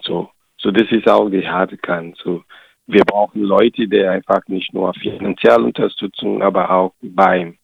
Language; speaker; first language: German; non-native, learner; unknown